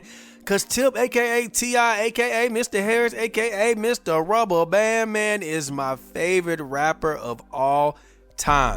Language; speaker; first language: English; native; English